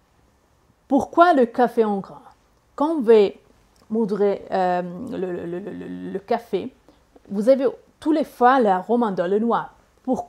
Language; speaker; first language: French; non-native, learner; Italian